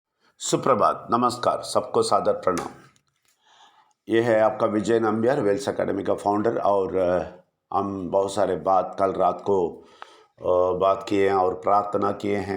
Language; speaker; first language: Hindi; non-native, local second language; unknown